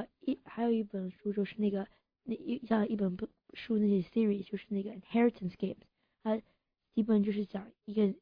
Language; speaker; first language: Chinese; early bilingual, heritage; English